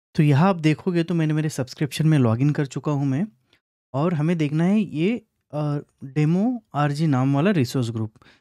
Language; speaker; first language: Hindi; non-native, local second language; Marathi